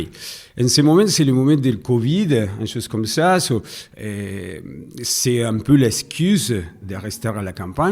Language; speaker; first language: French; non-native, fluent; Spanish